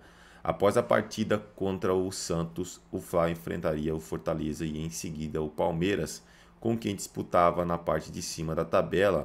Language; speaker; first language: Portuguese; native; Portuguese